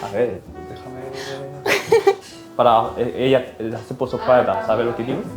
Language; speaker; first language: Spanish; non-native, learner; Korean